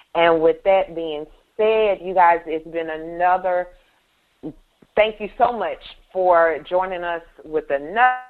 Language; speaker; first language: English; native; English